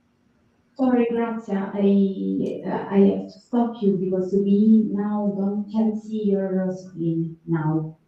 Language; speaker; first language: English; non-native, fluent; Italian